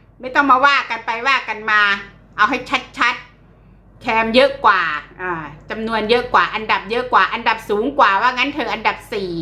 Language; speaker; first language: Thai; native; Thai